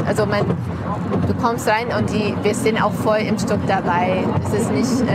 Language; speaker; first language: German; non-native, fluent; English